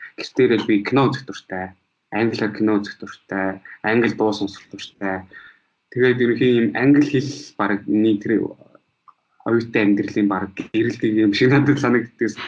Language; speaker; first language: Mongolian; early bilingual, heritage; Mongolian